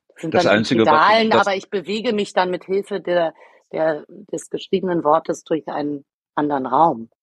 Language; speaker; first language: German; native; German